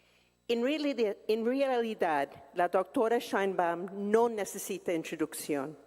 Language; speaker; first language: Spanish; non-native, fluent; English